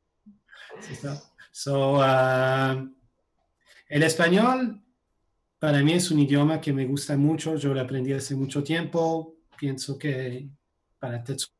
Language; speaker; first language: Spanish; non-native, fluent; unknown